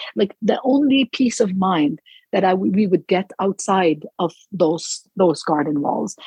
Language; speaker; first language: English; non-native, fluent; Arabic